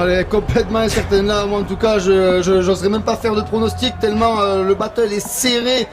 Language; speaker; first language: French; native; French